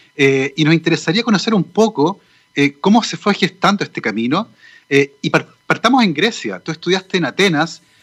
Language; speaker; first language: Spanish; native; Spanish